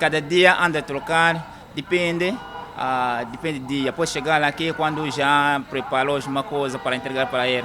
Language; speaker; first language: Portuguese; non-native, learner; Kinyarwanda